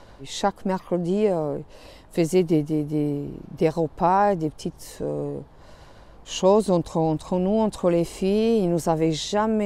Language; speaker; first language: French; non-native, fluent; Romanian